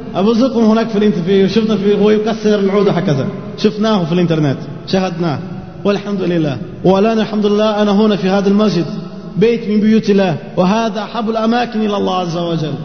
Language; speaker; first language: Arabic; non-native, fluent; Portuguese